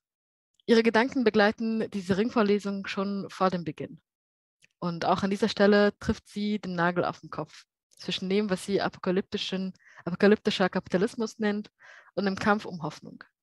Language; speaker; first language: German; native; German